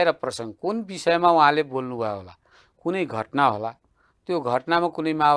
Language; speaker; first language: Nepali; native; Nepali